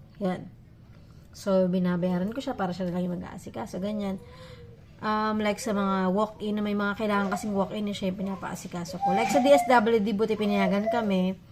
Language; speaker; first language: Filipino; non-native, local second language; Iloko